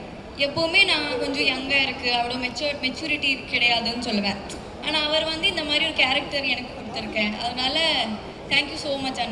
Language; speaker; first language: Tamil; non-native, fluent; Malayalam